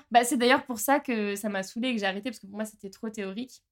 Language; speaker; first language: French; native; French